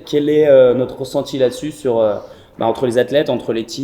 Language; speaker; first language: French; native; French